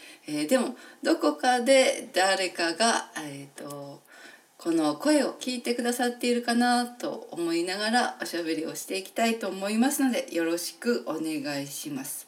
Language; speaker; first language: Japanese; native; Japanese